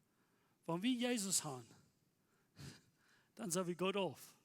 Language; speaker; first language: German; non-native, learner; Plautdietsch